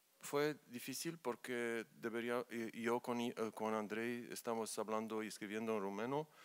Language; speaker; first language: Spanish; non-native, learner; Romanian